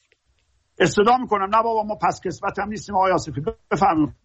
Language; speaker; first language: Persian; native; Persian